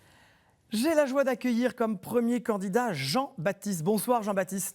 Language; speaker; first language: French; native; French